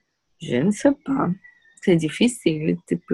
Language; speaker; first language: French; non-native, learner; Portuguese